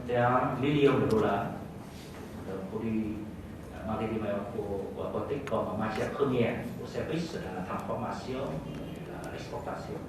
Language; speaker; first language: French; non-native, fluent; Vietnamese